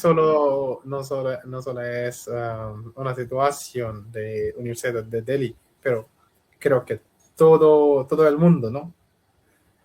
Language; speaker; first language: Spanish; non-native, learner; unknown